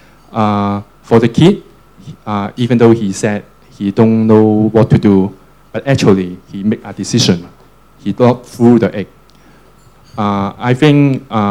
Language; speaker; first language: English; non-native, local second language; Cantonese